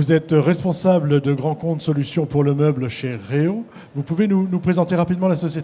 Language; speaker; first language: French; native; French